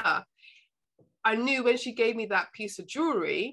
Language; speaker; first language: English; native; English